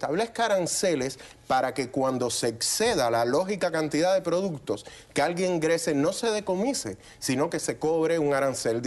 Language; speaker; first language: Spanish; native; Spanish